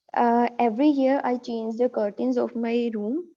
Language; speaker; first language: English; non-native, learner; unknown